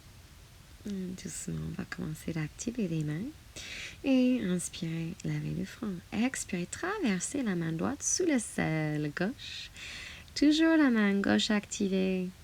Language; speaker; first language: French; non-native, fluent; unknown